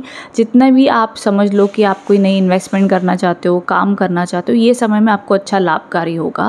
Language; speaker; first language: Hindi; native; Hindi